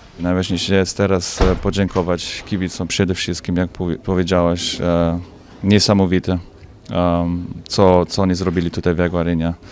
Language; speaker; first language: Polish; non-native, learner; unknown